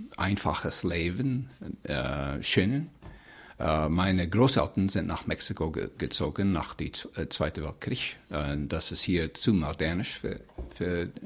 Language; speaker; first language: German; early bilingual, heritage; Plautdietsch